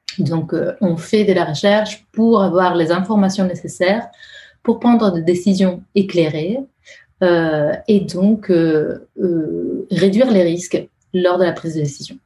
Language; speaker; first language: French; non-native, fluent; Italian